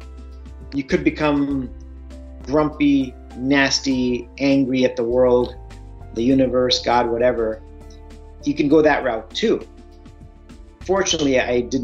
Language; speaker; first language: English; early bilingual, other home language; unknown